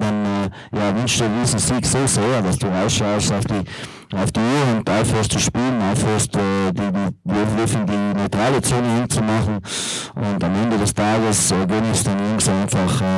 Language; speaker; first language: German; native; German